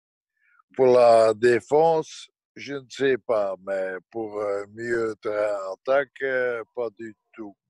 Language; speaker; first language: French; non-native, local second language; Dutch